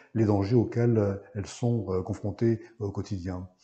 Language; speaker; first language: French; native; French